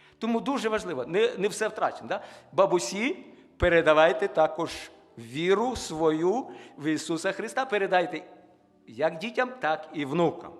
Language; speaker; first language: Ukrainian; non-native, local second language; Russian